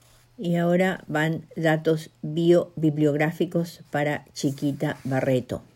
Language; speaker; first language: Spanish; native; Spanish